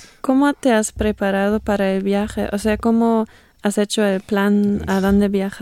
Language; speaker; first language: Spanish; non-native, fluent; German